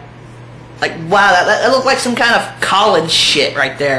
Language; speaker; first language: English; native; English